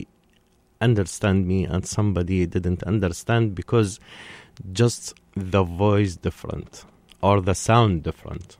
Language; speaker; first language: English; non-native, learner; Arabic